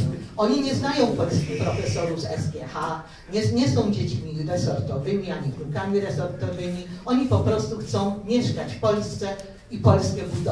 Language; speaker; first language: Polish; early bilingual, heritage; Polish